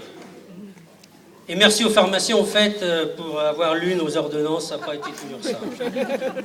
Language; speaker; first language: French; native; French